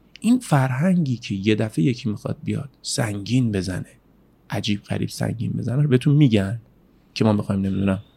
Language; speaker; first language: Persian; native; Persian